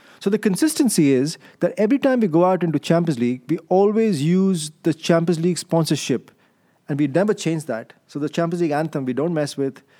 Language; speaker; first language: English; non-native, local second language; Hindi